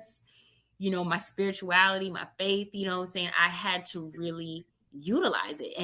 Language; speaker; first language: English; native; English